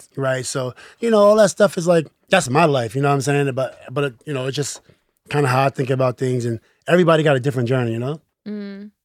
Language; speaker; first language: English; early bilingual, other home language; Akan